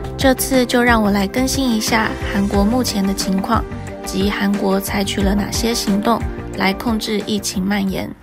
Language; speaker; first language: Chinese; native; Chinese